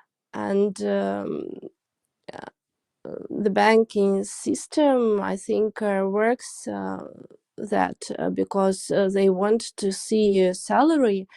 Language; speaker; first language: English; non-native, learner; Russian